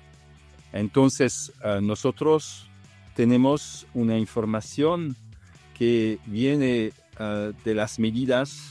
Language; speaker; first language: Spanish; non-native, learner; Italian